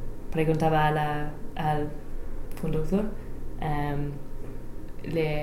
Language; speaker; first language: Spanish; non-native, learner; English